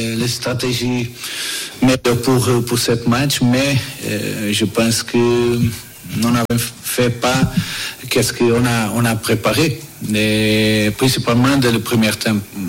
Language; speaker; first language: French; non-native, fluent; Portuguese